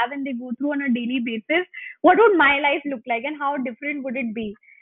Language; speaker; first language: English; non-native, local second language; Hindi